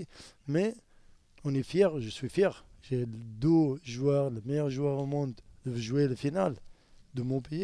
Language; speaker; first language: French; non-native, learner; Arabic